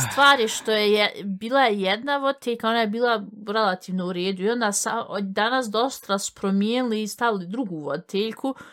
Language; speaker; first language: Bosnian; early bilingual, heritage; Bosnian